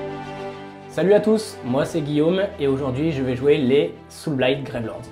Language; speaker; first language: French; native; French